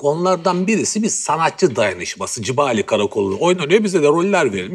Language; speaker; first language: Turkish; native; Turkish